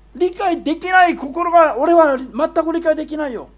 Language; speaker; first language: Japanese; non-native, fluent; Korean